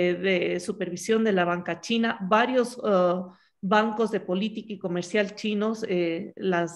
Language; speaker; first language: Spanish; native; Spanish